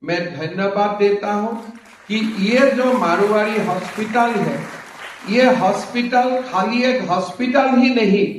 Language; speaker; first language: Hindi; non-native, local second language; Assamese